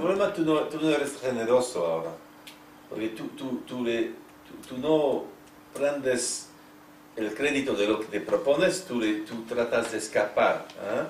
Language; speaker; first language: Spanish; non-native, fluent; French